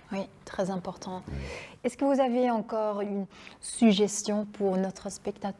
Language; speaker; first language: French; non-native, local second language; Dutch